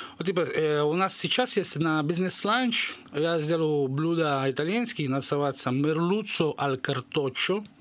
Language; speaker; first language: Russian; non-native, learner; Italian